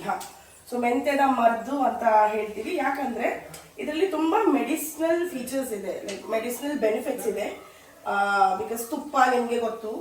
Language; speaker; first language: Kannada; non-native, local second language; Tulu